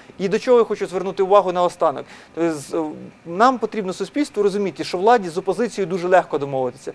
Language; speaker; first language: Ukrainian; non-native, local second language; Russian